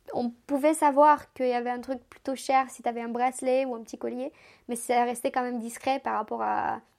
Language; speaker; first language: French; non-native, fluent; Romanian